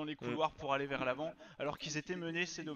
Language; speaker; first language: French; native; French